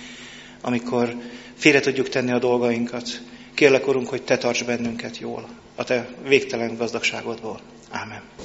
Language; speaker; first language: Hungarian; native; Hungarian